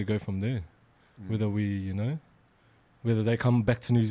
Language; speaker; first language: English; native; English